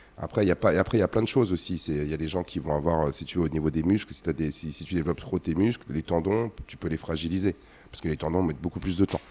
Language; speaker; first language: French; native; French